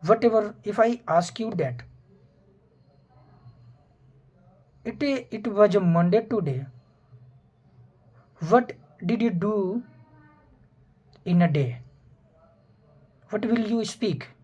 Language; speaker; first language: English; non-native, fluent; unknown